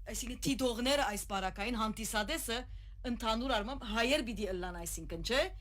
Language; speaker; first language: Armenian; native; Armenian